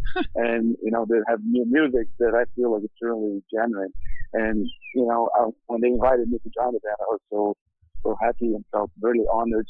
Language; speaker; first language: English; non-native, fluent; Portuguese